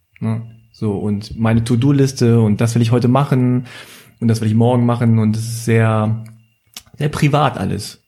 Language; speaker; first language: German; native; German